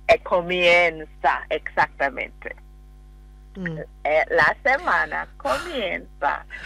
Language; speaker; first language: Spanish; non-native, fluent; English